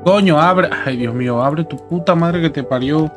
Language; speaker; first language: Spanish; native; Spanish